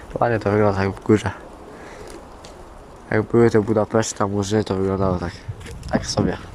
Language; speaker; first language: Polish; native; Polish